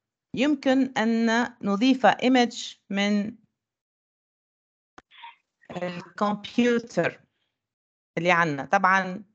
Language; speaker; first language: Arabic; native; Arabic